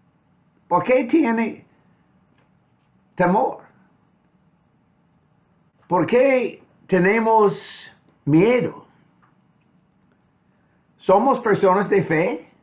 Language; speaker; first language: Spanish; non-native, fluent; English